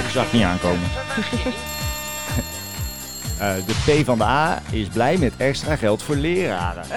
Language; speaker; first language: Dutch; native; Dutch